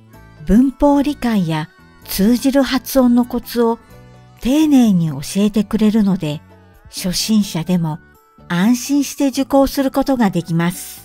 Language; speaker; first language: Japanese; native; Japanese